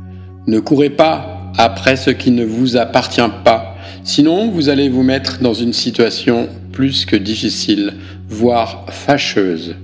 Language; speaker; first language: French; native; French